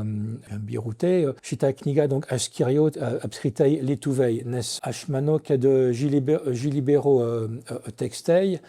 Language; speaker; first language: Lithuanian; non-native, fluent; French